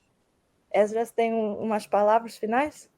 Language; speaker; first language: Portuguese; early bilingual, heritage; Portuguese